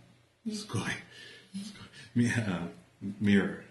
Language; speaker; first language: Japanese; non-native, fluent; English